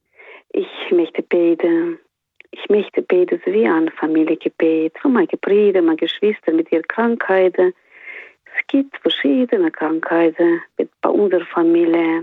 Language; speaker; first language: German; non-native, learner; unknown